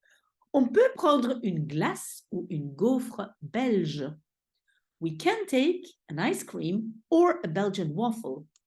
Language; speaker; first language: French; non-native, fluent; Dutch